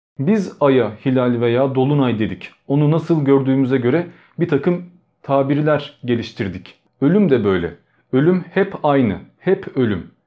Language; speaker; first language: Turkish; early bilingual, other home language; Albanian